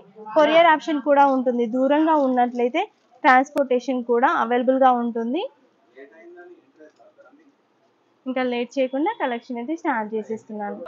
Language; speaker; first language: Telugu; native; Telugu